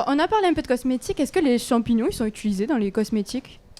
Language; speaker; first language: French; native; French